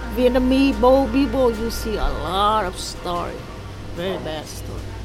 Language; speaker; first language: English; non-native, learner; Vietnamese